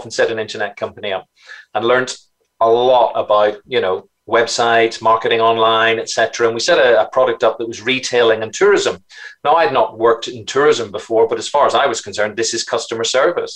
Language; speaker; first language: English; native; English